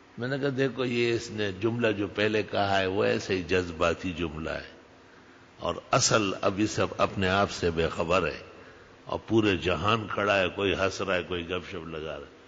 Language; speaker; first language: Urdu; non-native, local second language; Pashto